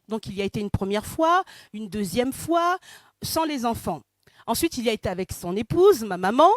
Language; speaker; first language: French; early bilingual, other home language; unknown